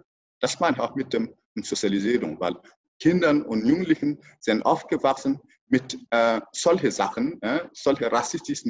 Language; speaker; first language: German; non-native, fluent; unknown